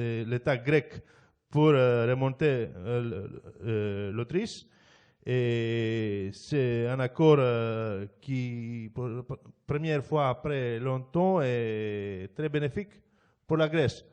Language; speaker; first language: French; non-native, fluent; Greek